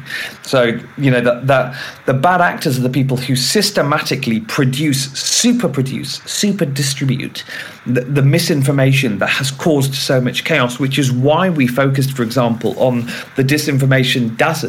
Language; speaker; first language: English; native; English